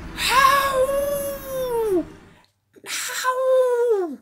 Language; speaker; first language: English; non-native, fluent; Persian